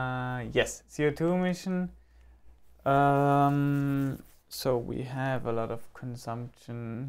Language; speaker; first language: English; non-native, fluent; German